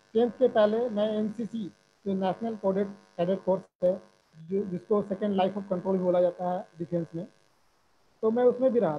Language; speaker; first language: Hindi; native; Hindi